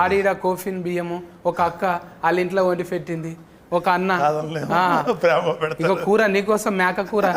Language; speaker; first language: Telugu; native; Telugu